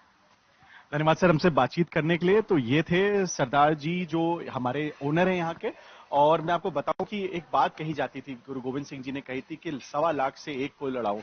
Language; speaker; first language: Hindi; native; Hindi